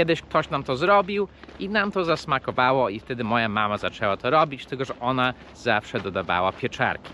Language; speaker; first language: Polish; early bilingual, heritage; Polish